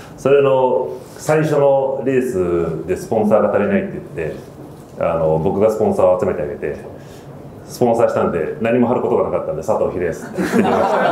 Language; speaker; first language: Japanese; early bilingual, heritage; Japanese